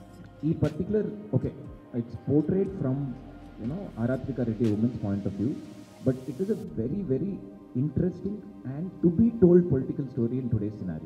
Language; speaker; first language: Telugu; native; Telugu